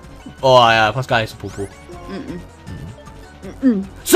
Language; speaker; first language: German; native; German